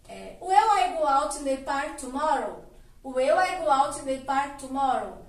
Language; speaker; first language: English; non-native, learner; Portuguese